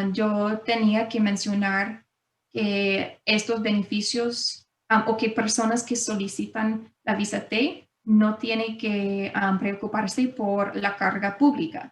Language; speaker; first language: Spanish; non-native, fluent; English